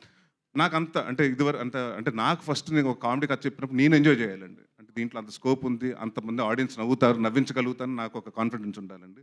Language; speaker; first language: Telugu; native; Telugu